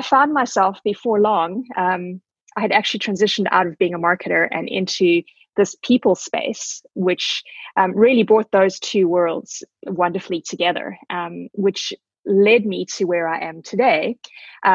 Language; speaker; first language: English; native; English